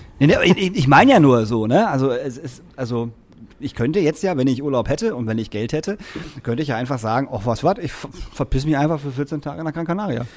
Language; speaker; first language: German; native; German